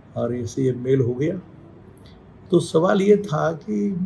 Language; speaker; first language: Hindi; non-native, local second language; Marathi